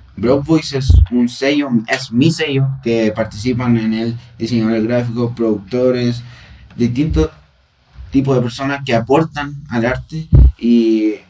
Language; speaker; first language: Spanish; native; Spanish